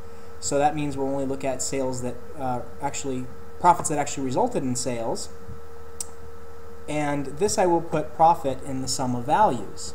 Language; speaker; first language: English; native; English